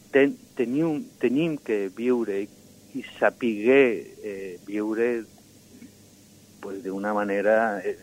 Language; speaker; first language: Catalan; native; Catalan